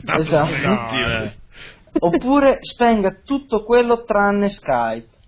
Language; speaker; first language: Italian; native; Italian